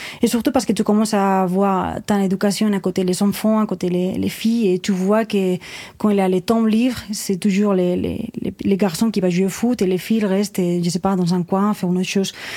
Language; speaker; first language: French; non-native, fluent; Spanish